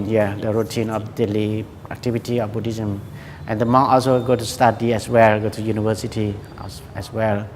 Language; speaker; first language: English; non-native, learner; Khmer